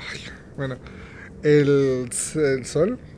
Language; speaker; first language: Spanish; native; Spanish